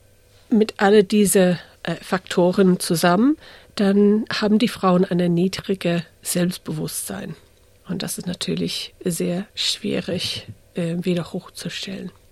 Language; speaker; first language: German; non-native, fluent; English